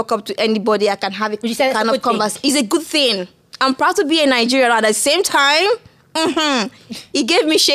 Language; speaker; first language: English; non-native, local second language; Igbo